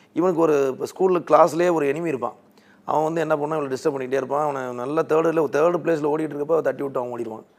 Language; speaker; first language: Tamil; native; Tamil